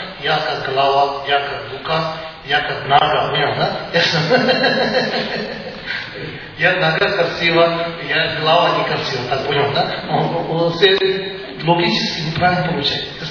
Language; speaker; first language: Russian; non-native, learner; Tibetan